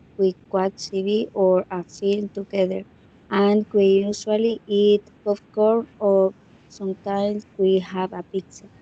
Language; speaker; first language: English; non-native, learner; Spanish